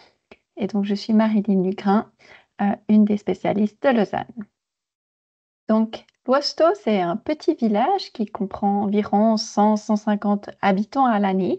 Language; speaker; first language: French; native; French